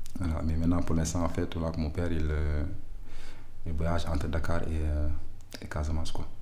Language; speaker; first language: French; non-native, local second language; Wolof